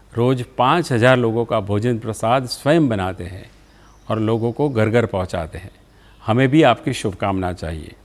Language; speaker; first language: Hindi; non-native, local second language; Gujarati